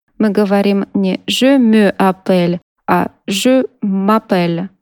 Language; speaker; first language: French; non-native, fluent; Russian